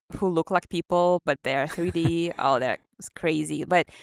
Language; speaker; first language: English; non-native, fluent; Ukrainian